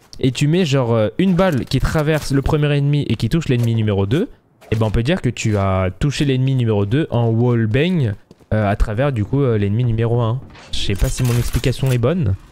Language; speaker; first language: French; early bilingual, other home language; Korean